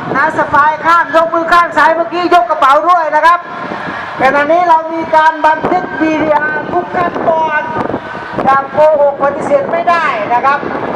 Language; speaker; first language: Thai; native; Thai